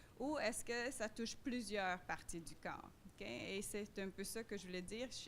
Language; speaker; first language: French; non-native, fluent; Dutch